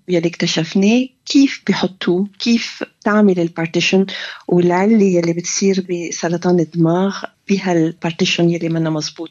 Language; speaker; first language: Arabic; early bilingual, heritage; Arabic